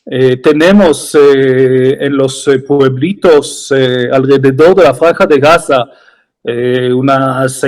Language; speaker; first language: Spanish; non-native, fluent; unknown